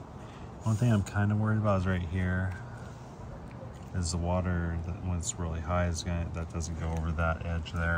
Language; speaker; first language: English; native; English